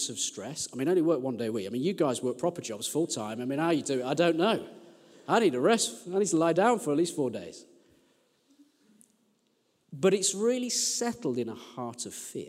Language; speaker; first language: English; native; English